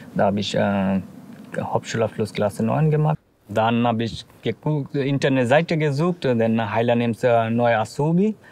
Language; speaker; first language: German; non-native, learner; Bangla